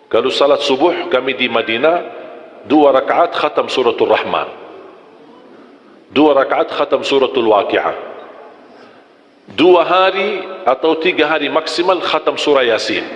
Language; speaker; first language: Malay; non-native, fluent; Arabic